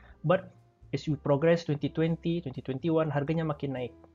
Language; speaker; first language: English; non-native, local second language; Malay